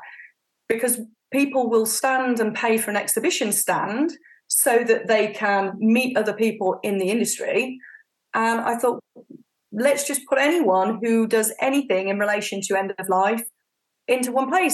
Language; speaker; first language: English; native; English